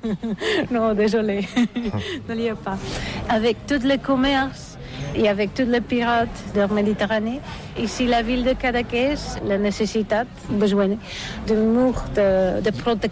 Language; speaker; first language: French; non-native, learner; Catalan